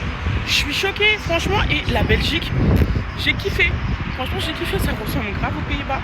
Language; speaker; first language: French; native; French